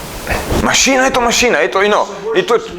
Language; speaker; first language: Russian; non-native, learner; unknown